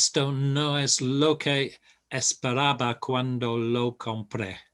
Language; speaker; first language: Spanish; non-native, fluent; English